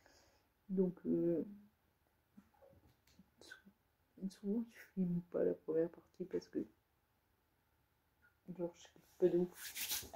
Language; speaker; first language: French; native; French